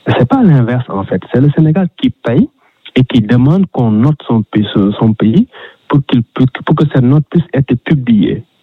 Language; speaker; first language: French; non-native, local second language; Wolof